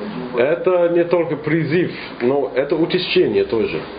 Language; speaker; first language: Russian; non-native, fluent; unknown